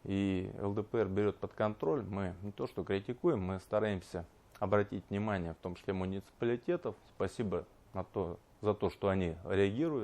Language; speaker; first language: Russian; native; Russian